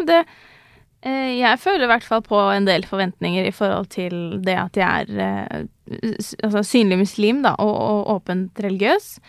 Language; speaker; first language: Norwegian; early bilingual, other home language; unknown